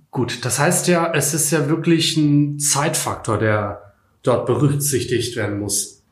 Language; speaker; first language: German; native; German